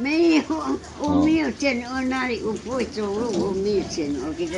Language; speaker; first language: Chinese; non-native, local second language; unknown